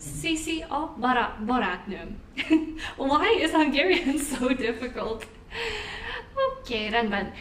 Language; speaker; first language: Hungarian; non-native, learner; English